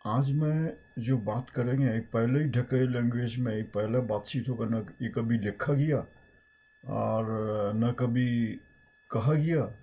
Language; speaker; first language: Hindi; native; Hindi